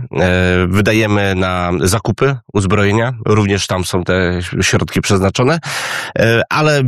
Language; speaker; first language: Polish; native; Polish